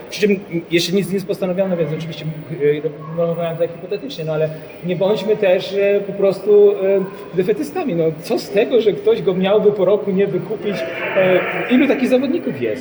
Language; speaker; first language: Polish; native; Polish